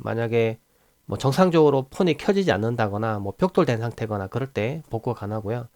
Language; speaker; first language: Korean; native; Korean